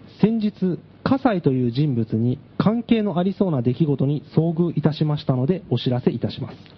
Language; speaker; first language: Japanese; native; Japanese